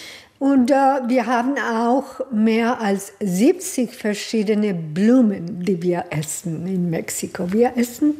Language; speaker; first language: German; non-native, learner; Spanish